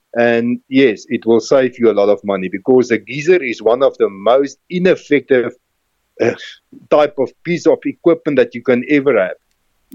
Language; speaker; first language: English; non-native, local second language; Afrikaans